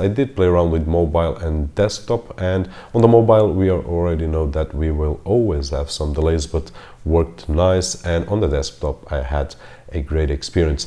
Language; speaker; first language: English; non-native, fluent; Portuguese